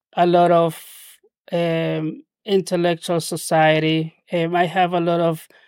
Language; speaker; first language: English; non-native, fluent; Spanish